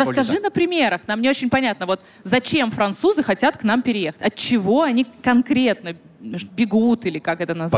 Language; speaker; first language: Russian; native; Russian